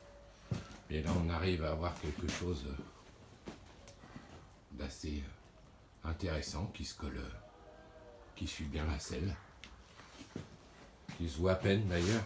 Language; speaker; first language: French; native; French